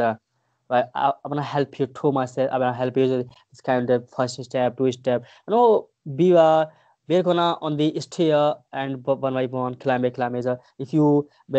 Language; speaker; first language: English; non-native, fluent; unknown